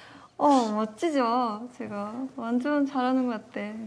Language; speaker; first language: Korean; non-native, fluent; Japanese